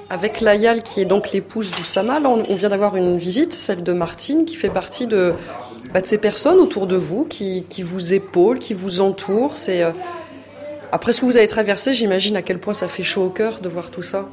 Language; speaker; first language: French; native; French